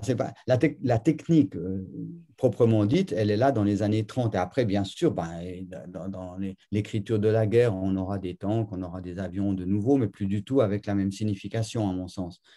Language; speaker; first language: French; native; French